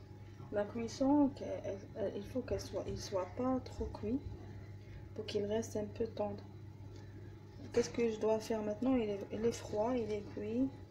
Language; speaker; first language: French; non-native, learner; Arabic